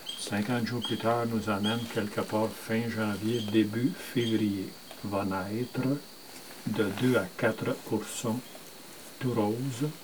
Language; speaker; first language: French; native; French